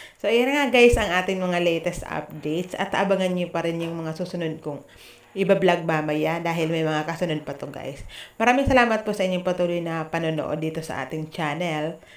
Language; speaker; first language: Filipino; native; Filipino